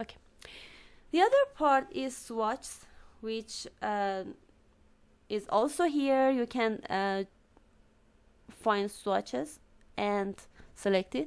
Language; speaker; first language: English; non-native, fluent; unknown